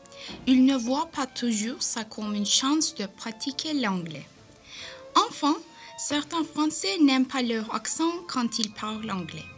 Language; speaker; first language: French; non-native, learner; Turkish